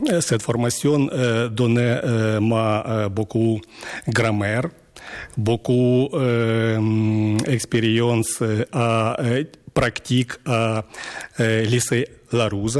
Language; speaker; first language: French; non-native, learner; Ukrainian